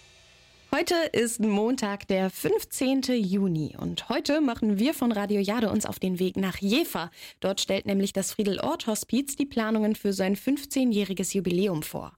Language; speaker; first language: German; native; German